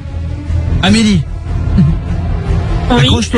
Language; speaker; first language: French; native; French